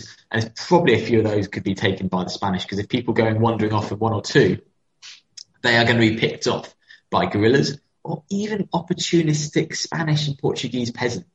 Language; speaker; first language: English; native; English